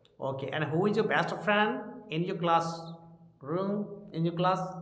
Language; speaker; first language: English; non-native, local second language; Hindi